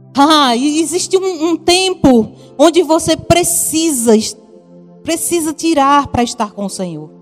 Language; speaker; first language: Portuguese; native; Portuguese